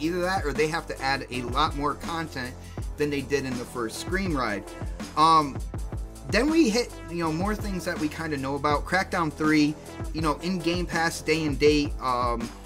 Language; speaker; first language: English; native; English